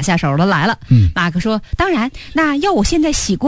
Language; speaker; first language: Chinese; native; Chinese